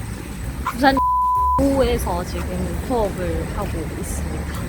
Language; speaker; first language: Korean; native; Korean